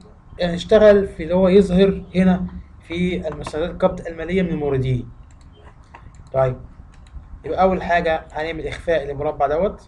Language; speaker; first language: Arabic; native; Arabic